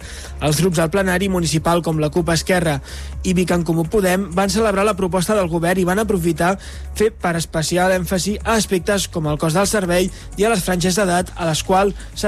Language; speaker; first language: Catalan; native; Catalan